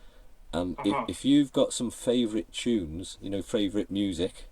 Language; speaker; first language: English; native; English